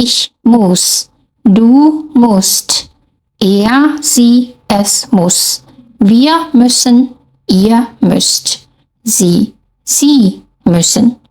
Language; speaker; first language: German; non-native, fluent; Chinese